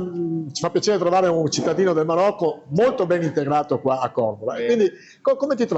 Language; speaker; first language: Italian; native; Italian